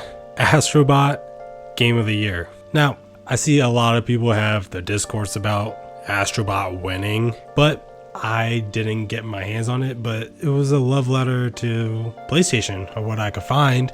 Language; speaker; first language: English; native; English